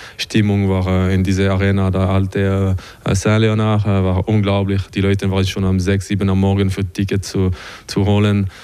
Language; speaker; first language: German; non-native, local second language; French